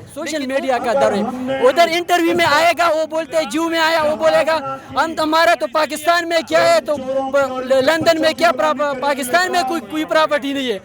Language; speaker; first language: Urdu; non-native, local second language; Pashto